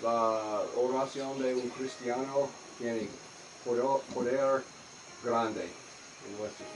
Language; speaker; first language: Spanish; non-native, learner; English